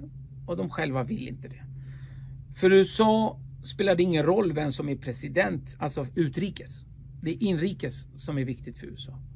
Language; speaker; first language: Swedish; early bilingual, other home language; Kurdish